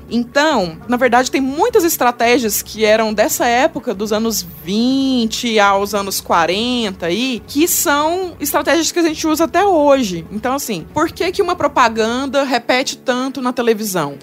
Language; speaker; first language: Portuguese; native; Portuguese